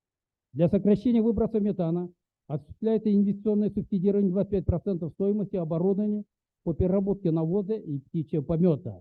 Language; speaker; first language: Russian; native; Russian